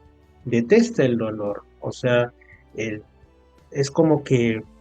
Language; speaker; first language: Spanish; native; Spanish